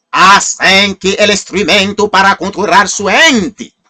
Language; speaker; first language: Spanish; non-native, fluent; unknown